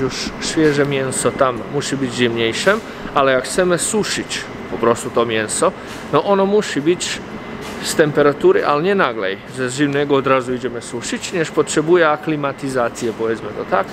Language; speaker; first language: Polish; non-native, fluent; Croatian